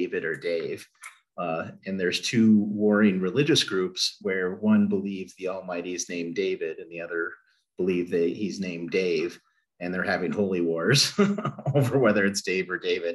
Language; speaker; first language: English; native; English